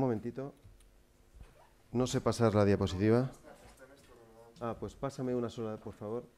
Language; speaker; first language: Spanish; native; Spanish